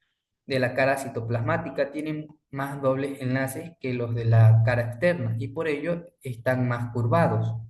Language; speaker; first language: Spanish; native; Spanish